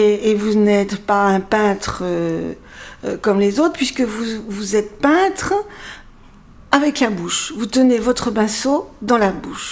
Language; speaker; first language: French; native; French